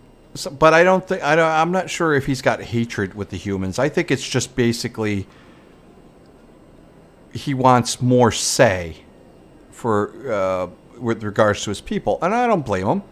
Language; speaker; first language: English; native; English